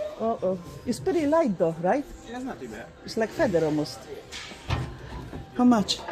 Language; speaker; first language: English; non-native, fluent; Polish